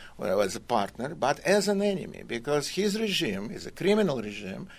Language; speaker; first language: English; non-native, fluent; Russian